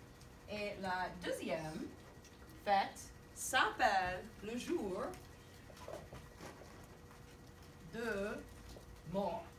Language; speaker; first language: French; non-native, fluent; English